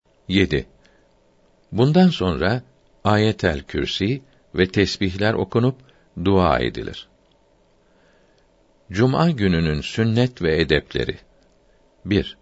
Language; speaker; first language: Turkish; native; Turkish